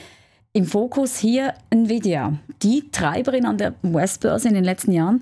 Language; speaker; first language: German; native; German